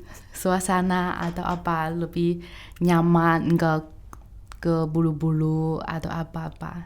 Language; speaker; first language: Indonesian; non-native, fluent; Chinese